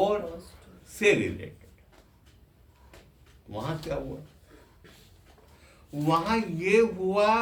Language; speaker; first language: Hindi; native; Hindi